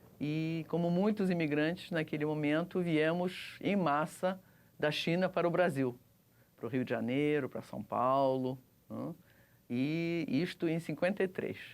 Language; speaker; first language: Portuguese; early bilingual, other home language; Russian